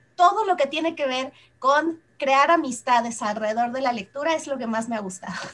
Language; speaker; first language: Spanish; native; Spanish